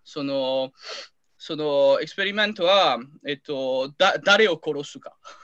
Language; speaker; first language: Japanese; non-native, learner; French